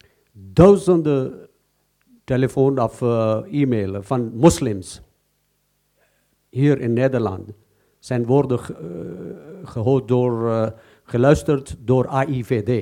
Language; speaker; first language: Dutch; non-native, learner; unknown